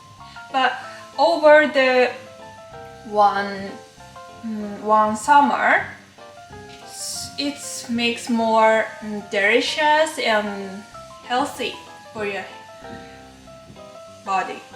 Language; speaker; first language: English; non-native, learner; Japanese